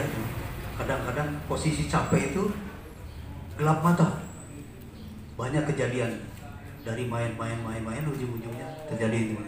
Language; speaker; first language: Indonesian; native; Indonesian